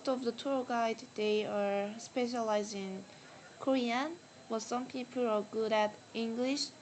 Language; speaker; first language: English; non-native, learner; Korean